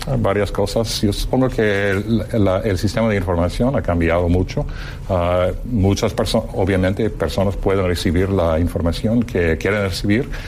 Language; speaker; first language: Spanish; non-native, fluent; English